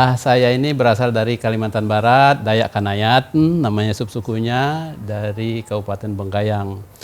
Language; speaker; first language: Indonesian; non-native, local second language; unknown